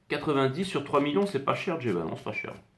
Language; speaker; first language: French; native; French